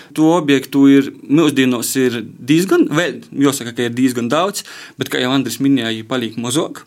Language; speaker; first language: Latvian; native; Latvian